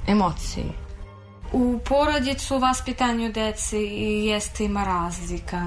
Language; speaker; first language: Serbian; non-native, fluent; Russian